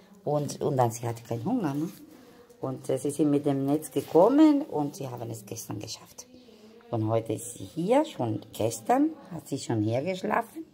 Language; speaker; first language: German; non-native, fluent; Spanish